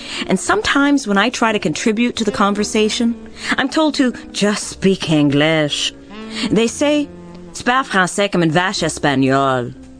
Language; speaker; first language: English; native; English